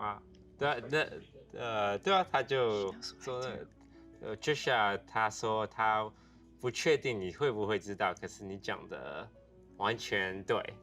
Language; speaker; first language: Chinese; early bilingual, heritage; Chinese